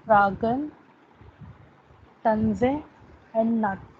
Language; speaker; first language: German; non-native, learner; Hindi